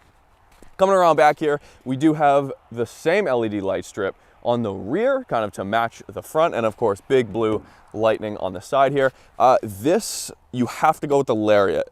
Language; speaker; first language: English; native; English